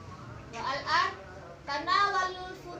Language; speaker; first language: Arabic; non-native, learner; Indonesian